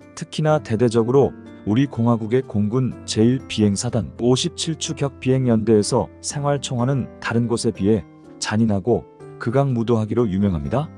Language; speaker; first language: Korean; native; Korean